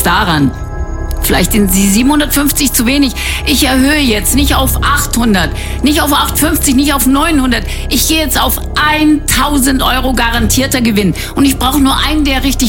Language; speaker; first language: German; native; German